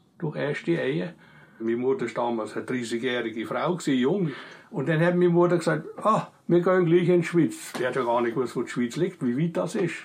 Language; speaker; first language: German; native; German